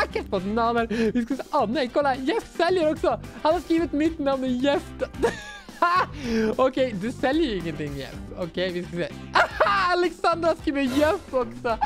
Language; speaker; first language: Swedish; native; Swedish